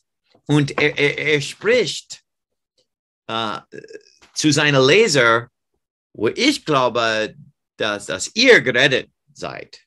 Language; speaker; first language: German; non-native, fluent; English